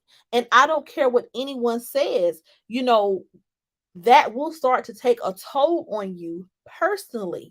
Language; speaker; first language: English; native; English